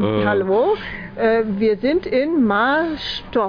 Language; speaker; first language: German; native; German